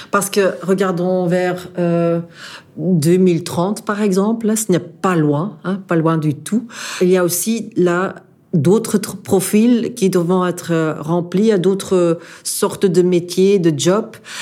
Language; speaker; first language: French; non-native, fluent; Dutch